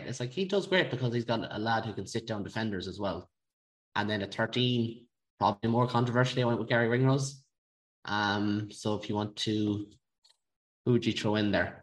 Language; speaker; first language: English; native; English